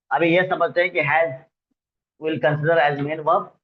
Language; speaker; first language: Hindi; non-native, local second language; Marathi